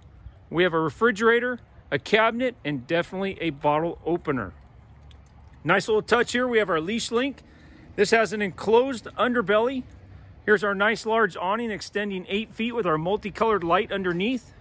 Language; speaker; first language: English; native; English